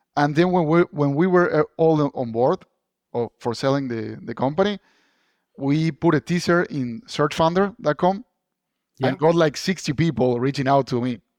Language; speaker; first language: English; non-native, fluent; Spanish